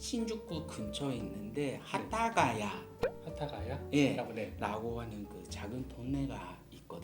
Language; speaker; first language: Korean; non-native, learner; Japanese